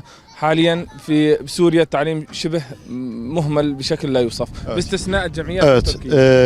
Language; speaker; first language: Arabic; native; Arabic